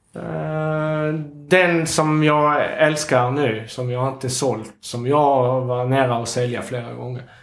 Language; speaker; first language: Swedish; non-native, fluent; Arabic